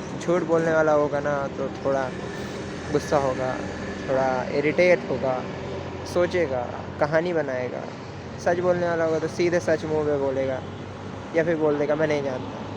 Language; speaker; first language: Hindi; native; Hindi